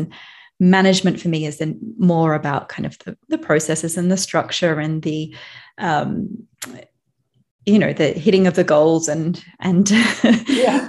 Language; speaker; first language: English; native; English